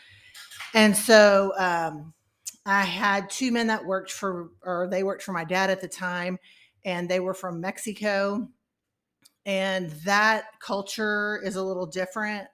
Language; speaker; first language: English; native; English